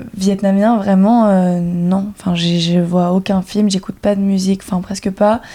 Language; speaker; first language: French; native; French